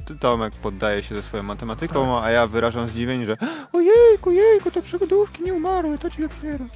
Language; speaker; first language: Polish; native; Polish